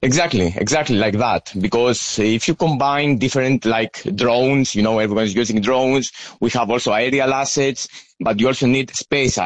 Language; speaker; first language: English; non-native, fluent; Greek